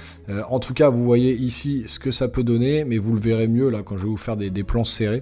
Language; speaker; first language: French; native; French